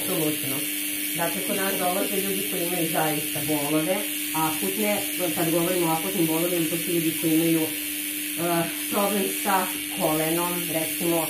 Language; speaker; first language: Serbian; native; Serbian